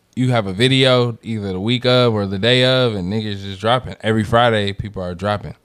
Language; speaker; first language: English; native; English